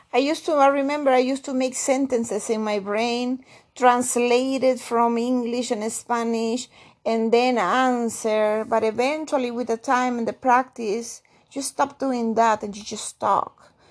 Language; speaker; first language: English; non-native, fluent; Spanish